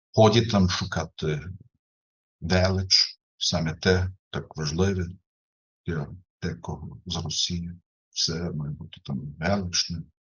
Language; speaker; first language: Ukrainian; non-native, fluent; German